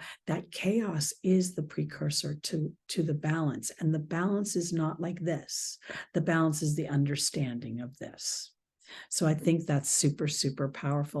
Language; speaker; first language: English; native; English